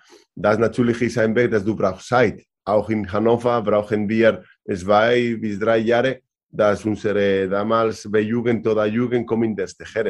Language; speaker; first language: German; non-native, learner; Spanish